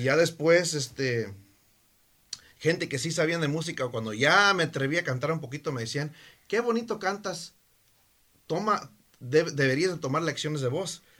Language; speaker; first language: Spanish; early bilingual, heritage; Spanish